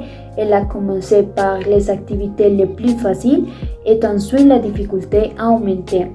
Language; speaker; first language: French; non-native, fluent; Spanish